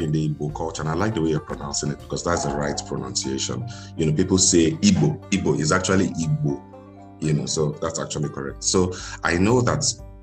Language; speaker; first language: English; non-native, local second language; Igbo